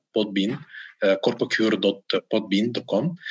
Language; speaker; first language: English; non-native, fluent; Arabic